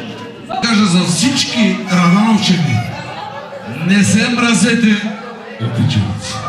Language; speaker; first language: Bulgarian; non-native, local second language; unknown